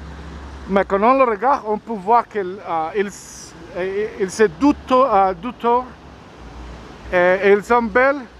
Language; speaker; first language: French; non-native, fluent; Spanish